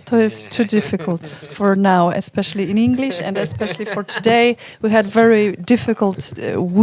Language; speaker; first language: English; non-native, fluent; Polish